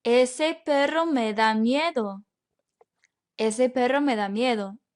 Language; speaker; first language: Spanish; non-native, fluent; English